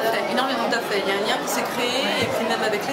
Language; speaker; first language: French; native; French